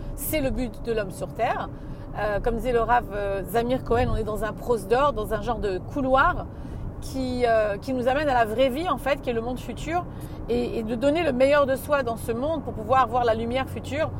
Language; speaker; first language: French; native; French